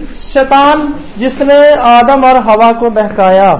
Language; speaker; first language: Urdu; non-native, local second language; Punjabi